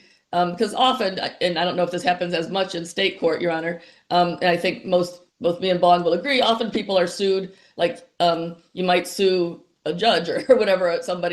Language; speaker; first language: English; native; English